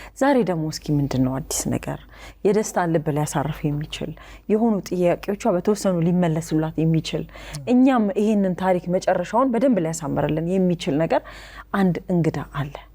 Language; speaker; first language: Amharic; native; Amharic